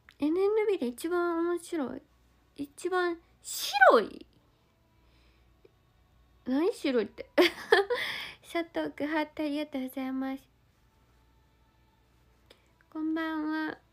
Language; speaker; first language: Japanese; native; Japanese